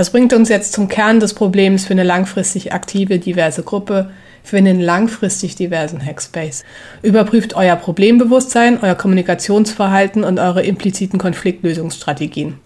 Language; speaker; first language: German; native; German